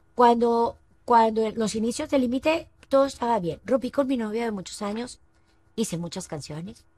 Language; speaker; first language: Spanish; native; Spanish